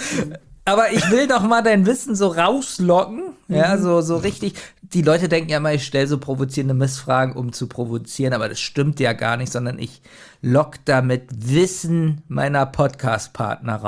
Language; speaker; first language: German; native; German